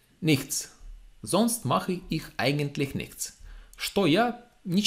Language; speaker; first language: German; non-native, fluent; Russian